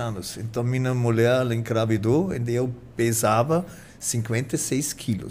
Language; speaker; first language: Portuguese; non-native, fluent; German